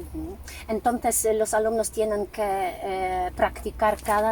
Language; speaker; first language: Spanish; non-native, fluent; Polish